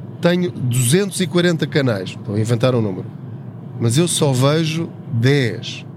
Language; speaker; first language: Portuguese; native; Portuguese